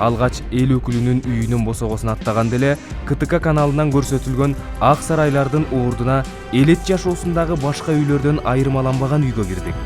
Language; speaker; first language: Kyrgyz; native; Kyrgyz